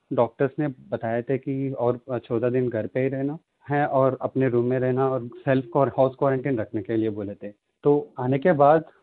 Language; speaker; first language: Hindi; non-native, local second language; Telugu